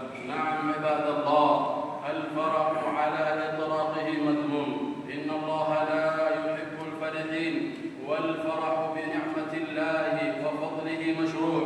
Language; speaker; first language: Arabic; non-native, local second language; Somali